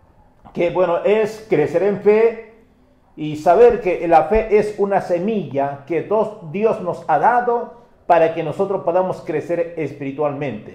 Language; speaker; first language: Spanish; native; Spanish